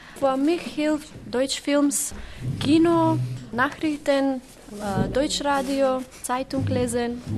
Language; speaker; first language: German; non-native, learner; Macedonian